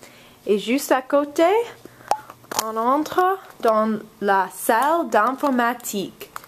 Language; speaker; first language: French; non-native, learner; English